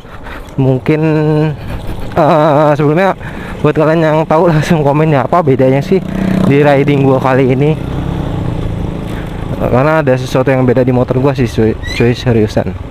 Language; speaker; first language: Indonesian; native; Indonesian